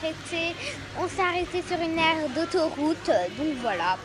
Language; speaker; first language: French; native; French